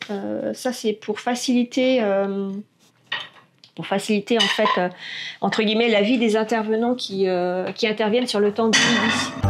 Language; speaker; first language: French; native; French